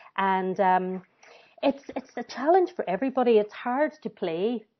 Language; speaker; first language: English; native; English